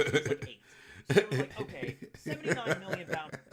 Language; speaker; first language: English; native; English